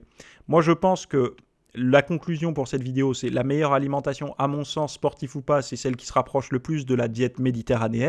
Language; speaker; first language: French; native; French